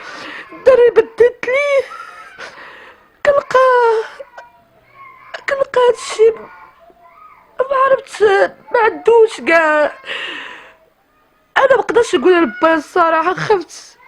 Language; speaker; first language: Arabic; native; Arabic